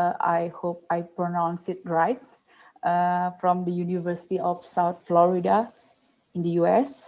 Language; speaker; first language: English; non-native, fluent; Indonesian